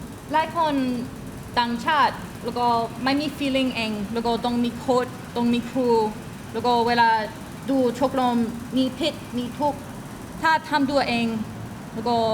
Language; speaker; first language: Thai; non-native, learner; English